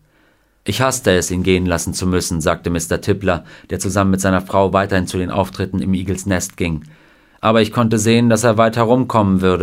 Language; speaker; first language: German; native; German